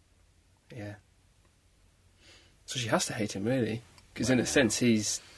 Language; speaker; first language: English; native; English